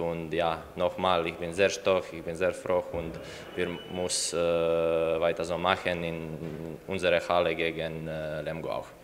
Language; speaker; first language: German; non-native, learner; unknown